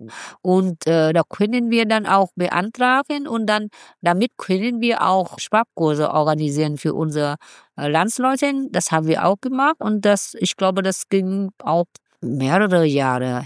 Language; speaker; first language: German; non-native, fluent; Vietnamese